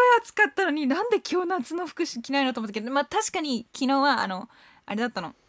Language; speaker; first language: Japanese; early bilingual, heritage; Japanese